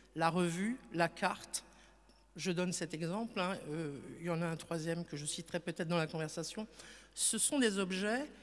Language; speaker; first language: French; native; French